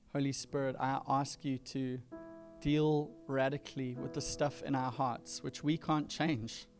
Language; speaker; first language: English; native; English